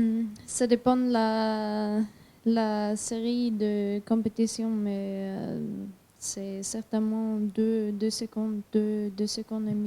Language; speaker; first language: French; non-native, learner; German